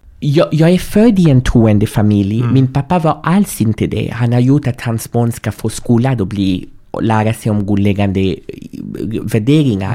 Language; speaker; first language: Swedish; non-native, fluent; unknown